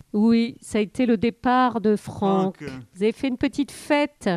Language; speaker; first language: French; native; French